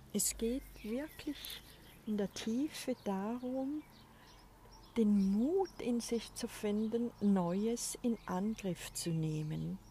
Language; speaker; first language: German; native; German